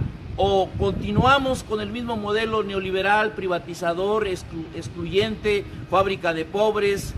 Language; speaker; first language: Spanish; native; Spanish